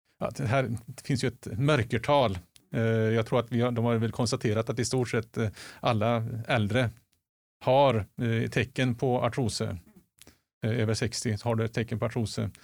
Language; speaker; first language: Swedish; native; Swedish